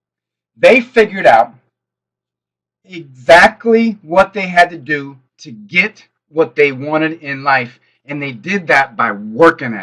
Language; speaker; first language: English; native; English